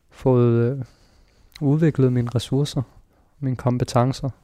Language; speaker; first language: Danish; early bilingual, other home language; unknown